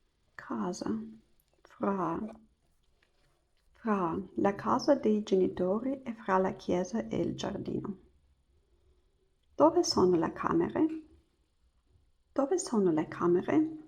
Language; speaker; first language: Italian; non-native, learner; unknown